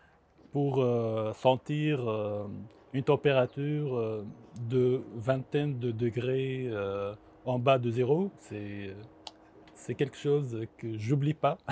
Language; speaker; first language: French; non-native, local second language; Arabic